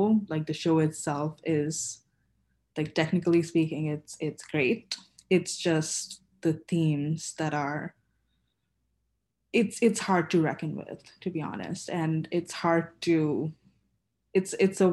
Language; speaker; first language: English; non-native, local second language; Bangla